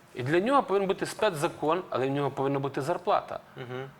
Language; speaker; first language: Ukrainian; native; Ukrainian